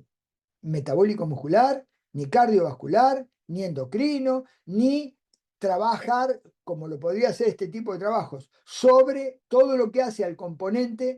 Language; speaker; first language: Spanish; native; Spanish